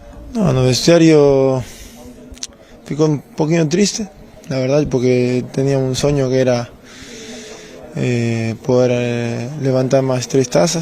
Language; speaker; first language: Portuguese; non-native, learner; Spanish